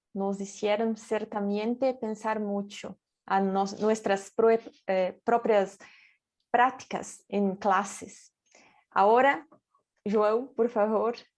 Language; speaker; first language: Spanish; non-native, fluent; Portuguese